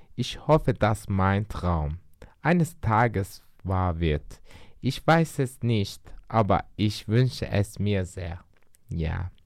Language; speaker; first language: German; non-native, learner; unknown